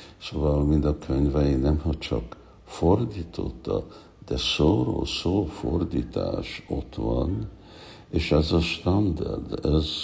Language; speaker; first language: Hungarian; non-native, learner; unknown